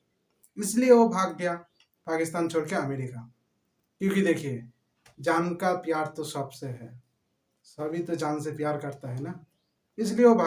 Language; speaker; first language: Hindi; non-native, local second language; Bangla